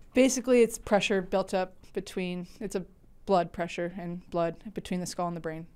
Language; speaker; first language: English; native; English